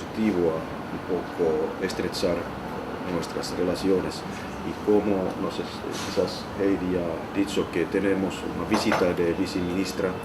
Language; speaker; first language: Spanish; non-native, fluent; Finnish